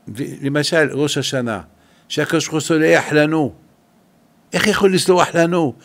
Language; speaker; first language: Hebrew; non-native, fluent; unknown